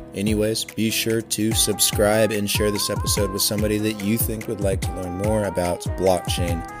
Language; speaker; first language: English; native; English